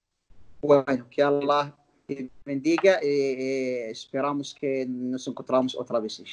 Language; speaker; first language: Spanish; non-native, learner; Arabic